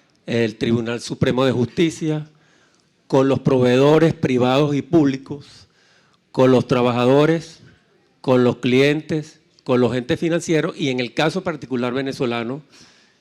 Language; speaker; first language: Spanish; native; Spanish